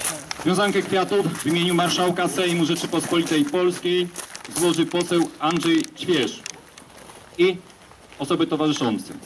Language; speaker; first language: Polish; native; Polish